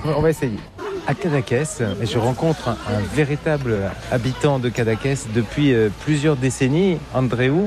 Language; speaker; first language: French; native; French